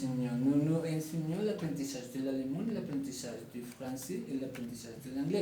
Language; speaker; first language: French; non-native, learner; Spanish